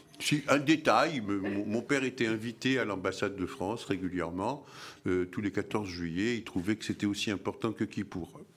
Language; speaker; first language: French; early bilingual, other home language; Arabic